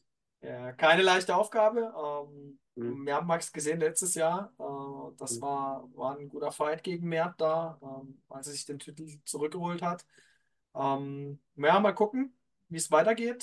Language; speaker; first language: German; native; German